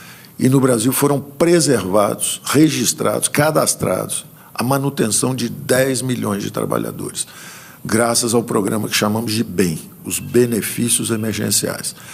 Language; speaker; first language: Portuguese; native; Portuguese